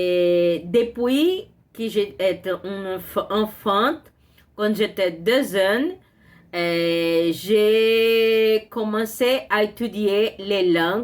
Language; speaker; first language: French; non-native, learner; Portuguese